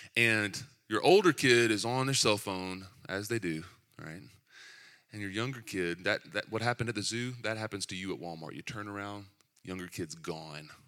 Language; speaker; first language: English; native; English